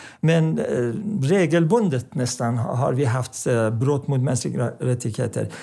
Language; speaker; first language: Swedish; non-native, fluent; Persian